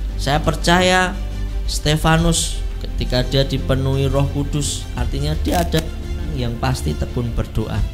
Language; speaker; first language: Indonesian; native; Indonesian